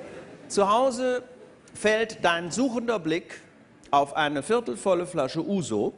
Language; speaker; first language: German; native; German